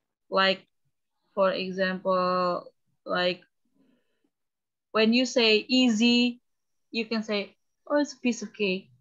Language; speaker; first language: English; non-native, fluent; Indonesian